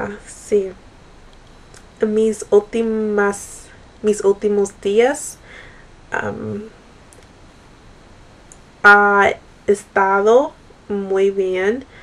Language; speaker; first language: Spanish; non-native, learner; English